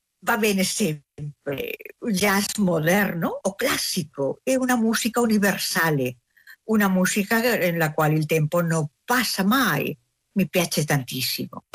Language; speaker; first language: Italian; non-native, learner; Spanish